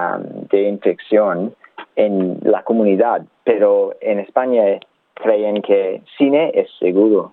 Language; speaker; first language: Spanish; non-native, learner; English